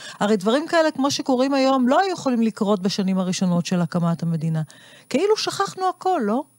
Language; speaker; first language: Hebrew; native; Hebrew